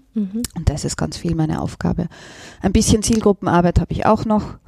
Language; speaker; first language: German; native; German